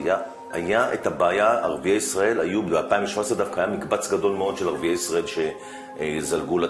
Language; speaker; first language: Hebrew; native; Hebrew